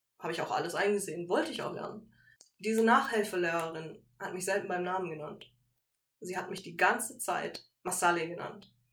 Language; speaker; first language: German; native; German